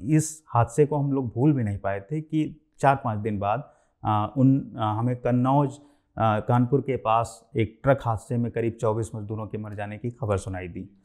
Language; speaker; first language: Hindi; native; Hindi